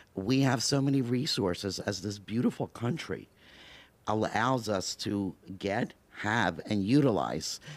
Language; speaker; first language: English; early bilingual, other home language; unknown